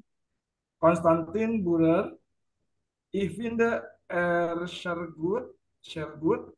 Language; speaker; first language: German; non-native, learner; Indonesian